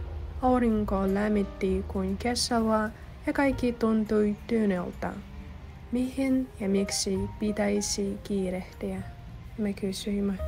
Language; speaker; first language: Finnish; non-native, learner; Russian